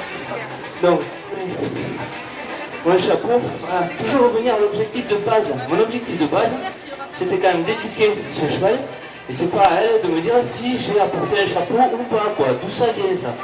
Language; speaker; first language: French; native; French